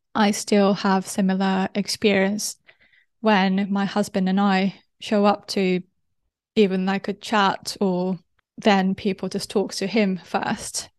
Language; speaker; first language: English; non-native, fluent; Japanese